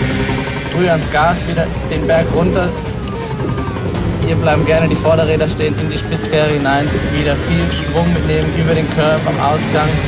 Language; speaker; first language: German; native; German